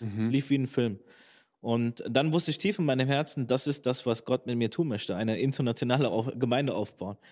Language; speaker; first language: German; native; German